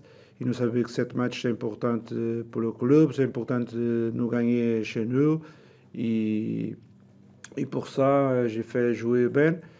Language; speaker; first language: French; non-native, learner; Portuguese